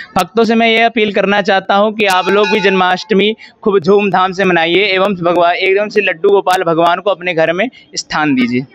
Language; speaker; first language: Hindi; native; Hindi